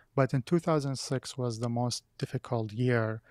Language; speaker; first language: English; non-native, fluent; Arabic